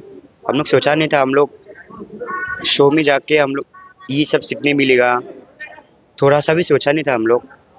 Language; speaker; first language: Hindi; non-native, local second language; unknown